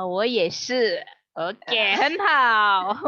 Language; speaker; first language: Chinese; non-native, fluent; Indonesian